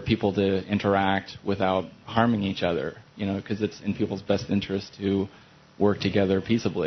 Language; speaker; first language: English; native; English